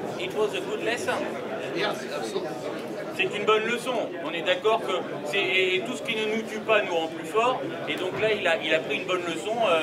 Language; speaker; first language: French; native; French